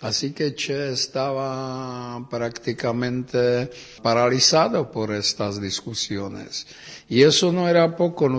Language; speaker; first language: Spanish; non-native, learner; Czech